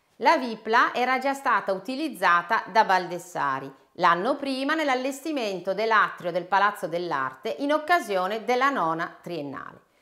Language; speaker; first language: Italian; native; Italian